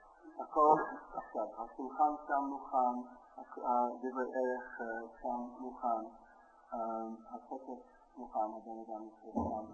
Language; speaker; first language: Hebrew; non-native, fluent; English